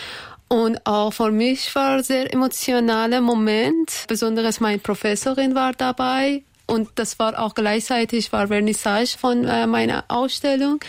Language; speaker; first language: German; non-native, learner; Persian